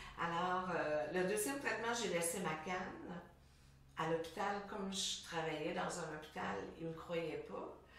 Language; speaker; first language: French; native; French